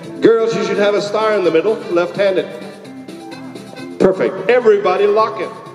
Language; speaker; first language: English; non-native, fluent; Danish